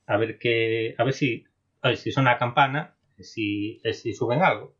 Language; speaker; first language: Spanish; non-native, local second language; Galician